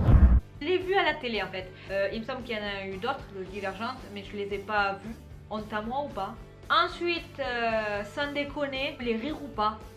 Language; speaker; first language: French; native; French